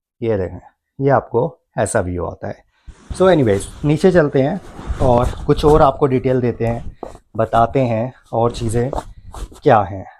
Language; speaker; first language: Urdu; native; Urdu